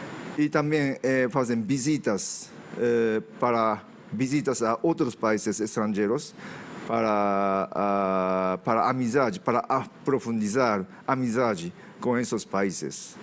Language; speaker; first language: Portuguese; non-native, fluent; Japanese